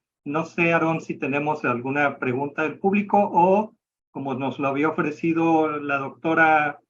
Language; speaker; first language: Spanish; native; Spanish